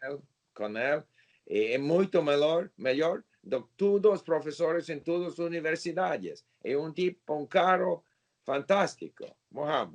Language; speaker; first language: Portuguese; non-native, learner; English